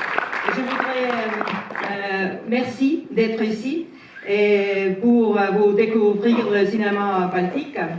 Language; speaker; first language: French; non-native, learner; Estonian